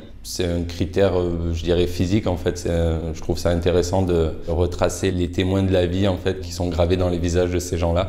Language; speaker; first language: French; native; French